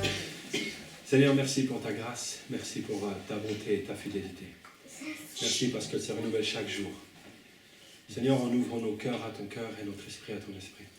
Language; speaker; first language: French; non-native, fluent; English